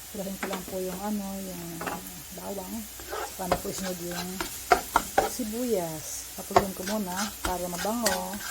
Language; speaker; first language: Filipino; non-native, local second language; Bikol